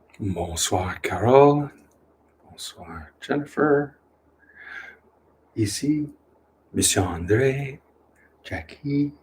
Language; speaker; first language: French; non-native, learner; English